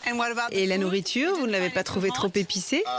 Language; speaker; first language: French; native; French